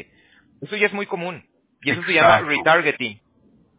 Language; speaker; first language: Spanish; native; Spanish